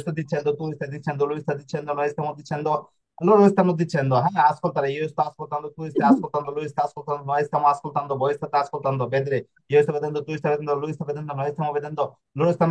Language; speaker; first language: Italian; non-native, fluent; Bangla